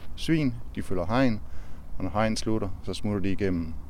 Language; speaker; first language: Danish; native; Danish